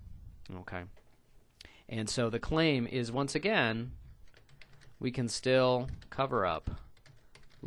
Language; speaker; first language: English; native; English